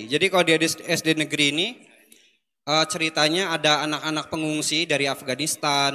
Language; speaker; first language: Indonesian; native; Indonesian